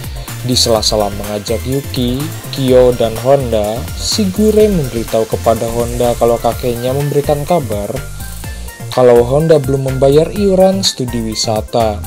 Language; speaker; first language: Indonesian; native; Indonesian